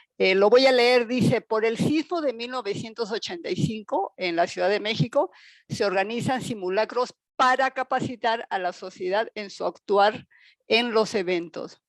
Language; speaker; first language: Spanish; native; Spanish